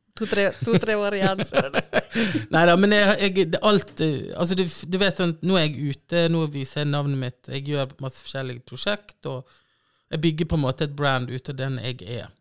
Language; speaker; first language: Norwegian; native; Norwegian